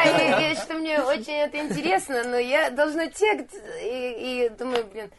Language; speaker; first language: Russian; early bilingual, heritage; Russian